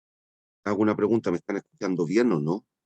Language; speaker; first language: Spanish; native; Spanish